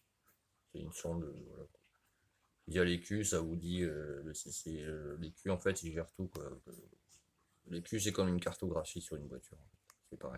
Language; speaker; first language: French; native; French